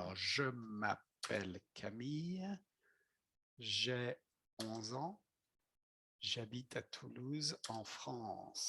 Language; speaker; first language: French; non-native, fluent; English